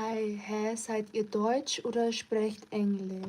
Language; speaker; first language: German; early bilingual, other home language; Turkish